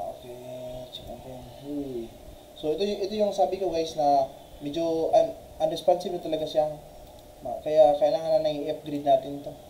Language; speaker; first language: Filipino; non-native, local second language; Cebuano